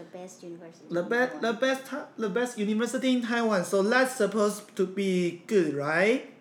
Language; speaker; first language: English; non-native, fluent; Chinese